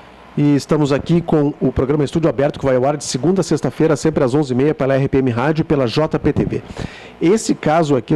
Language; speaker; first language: Portuguese; native; Portuguese